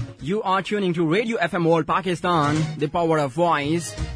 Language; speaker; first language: English; non-native, local second language; Hindi